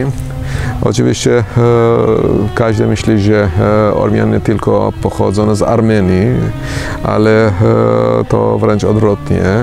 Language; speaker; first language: Polish; non-native, fluent; Armenian